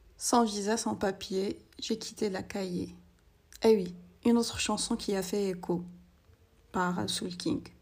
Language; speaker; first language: French; non-native, local second language; Arabic